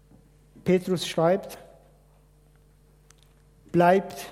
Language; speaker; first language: German; non-native, fluent; Persian